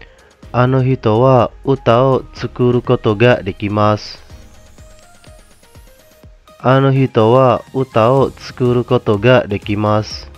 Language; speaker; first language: Japanese; non-native, fluent; Indonesian